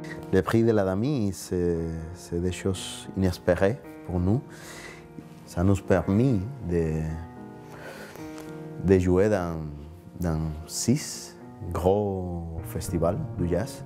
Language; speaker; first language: French; non-native, learner; Spanish